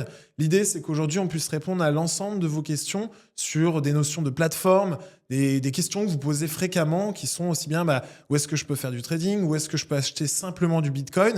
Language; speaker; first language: French; native; French